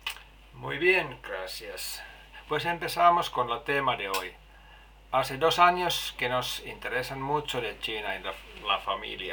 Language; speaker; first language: Spanish; non-native, learner; Finnish